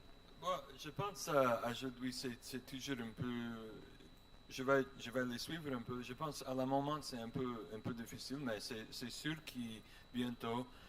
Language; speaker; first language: French; non-native, learner; English